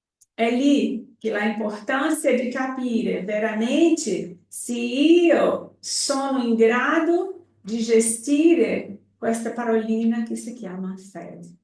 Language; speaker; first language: Italian; non-native, fluent; Portuguese